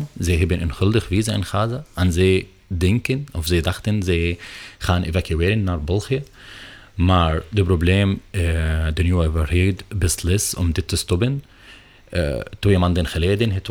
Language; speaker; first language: Dutch; non-native, fluent; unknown